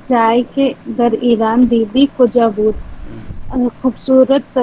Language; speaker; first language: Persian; non-native, learner; Urdu